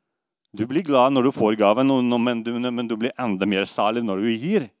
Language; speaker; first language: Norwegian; non-native, fluent; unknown